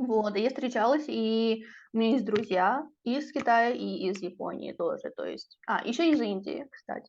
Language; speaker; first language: Russian; non-native, fluent; Czech